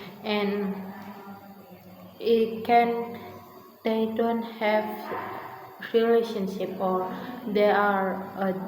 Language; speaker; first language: English; non-native, learner; Indonesian